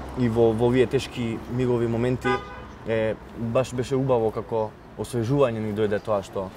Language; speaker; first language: Macedonian; non-native, local second language; Albanian